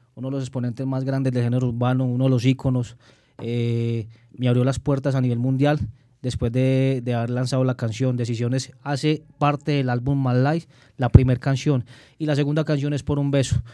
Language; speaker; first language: Spanish; native; Spanish